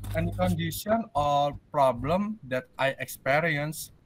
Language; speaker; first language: English; non-native, learner; Indonesian